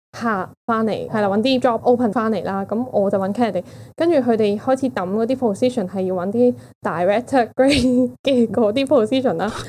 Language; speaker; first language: Cantonese; native; Cantonese